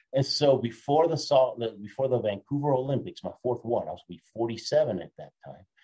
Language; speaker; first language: English; early bilingual, other home language; Spanish